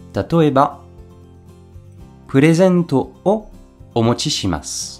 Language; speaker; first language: Japanese; non-native, fluent; French